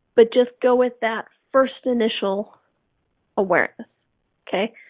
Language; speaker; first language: English; native; English